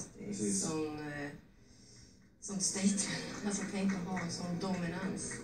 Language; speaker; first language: Swedish; native; Swedish